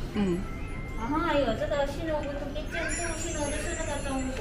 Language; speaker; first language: Chinese; non-native, learner; Thai